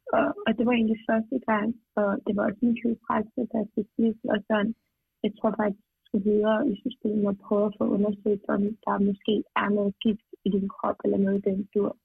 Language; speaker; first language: Danish; early bilingual, other home language; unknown